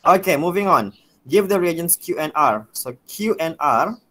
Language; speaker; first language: English; non-native, local second language; Malay